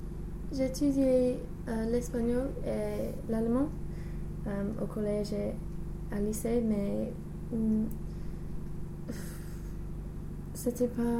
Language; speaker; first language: French; non-native, learner; English